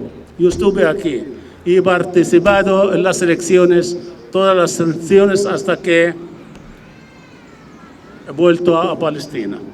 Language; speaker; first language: Spanish; non-native, fluent; Arabic